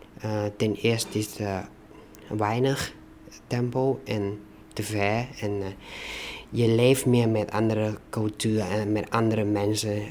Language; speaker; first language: Dutch; non-native, learner; Thai